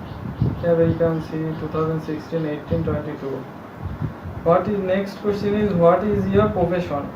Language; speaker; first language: English; non-native, local second language; Bangla